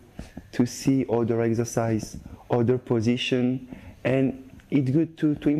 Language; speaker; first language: English; non-native, learner; French